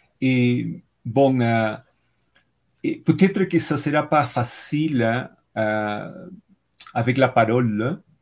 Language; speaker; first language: French; non-native, fluent; Spanish